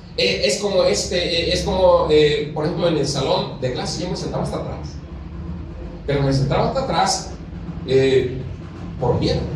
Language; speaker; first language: Spanish; native; Spanish